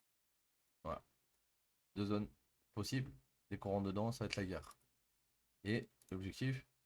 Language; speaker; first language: French; native; French